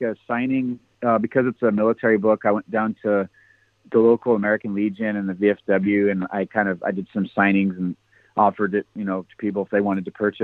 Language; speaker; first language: English; native; English